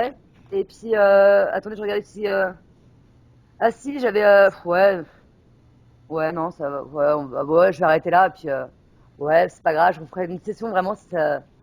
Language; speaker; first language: French; native; French